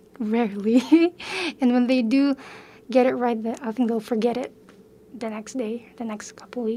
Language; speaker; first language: English; early bilingual, other home language; Filipino